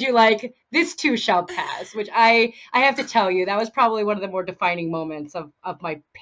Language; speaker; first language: English; native; English